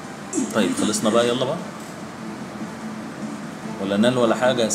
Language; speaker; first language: Arabic; native; Arabic